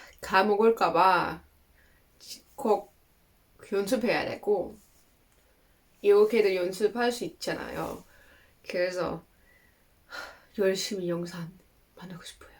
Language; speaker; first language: Korean; non-native, fluent; Dutch